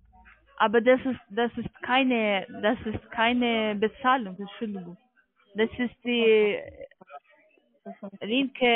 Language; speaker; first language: German; non-native, learner; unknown